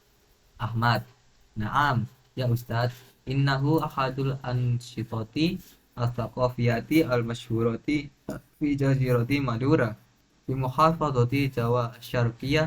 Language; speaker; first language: Arabic; non-native, learner; Indonesian